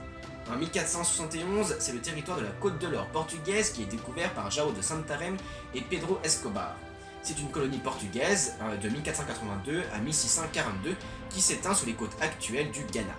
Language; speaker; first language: French; native; French